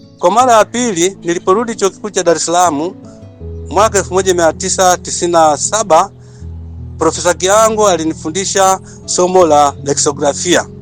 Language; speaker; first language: Swahili; native; Swahili